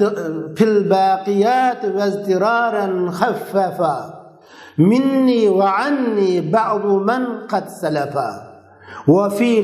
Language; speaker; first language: Arabic; non-native, fluent; Uzbek